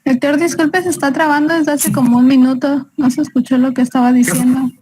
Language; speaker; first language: Spanish; native; Spanish